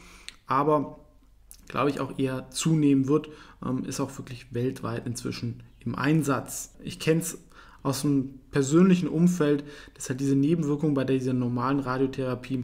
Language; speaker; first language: German; native; German